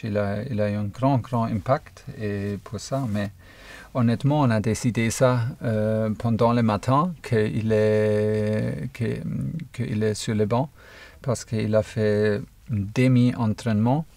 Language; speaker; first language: French; non-native, fluent; German